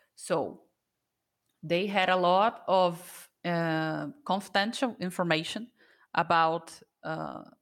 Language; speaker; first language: English; non-native, fluent; Portuguese